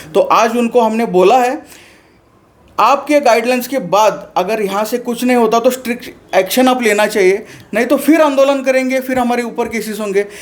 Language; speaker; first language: Hindi; non-native, local second language; Marathi